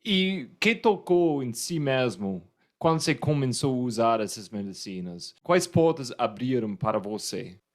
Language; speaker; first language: Portuguese; non-native, fluent; English